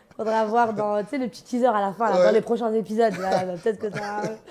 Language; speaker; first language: French; native; French